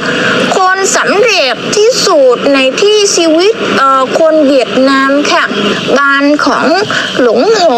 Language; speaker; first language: Thai; non-native, learner; Vietnamese